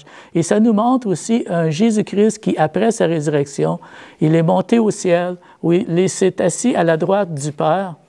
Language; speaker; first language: French; native; French